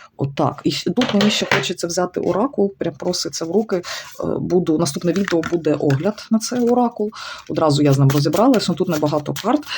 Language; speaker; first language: Ukrainian; non-native, local second language; Russian